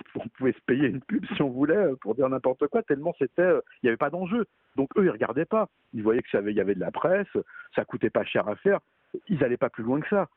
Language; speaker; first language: French; native; French